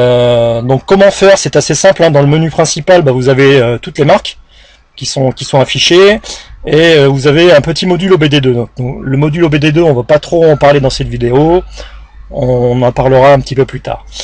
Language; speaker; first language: French; native; French